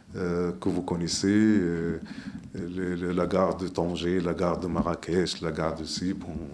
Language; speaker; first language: French; non-native, local second language; Arabic